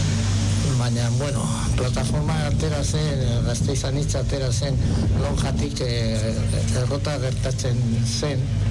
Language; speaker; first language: Basque; non-native, local second language; Spanish